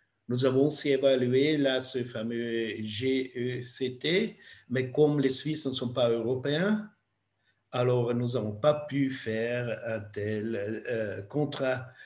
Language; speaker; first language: French; non-native, fluent; German